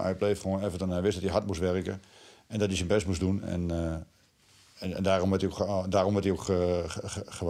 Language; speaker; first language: Dutch; native; Dutch